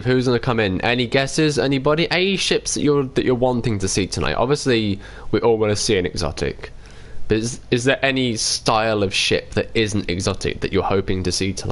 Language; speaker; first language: English; native; English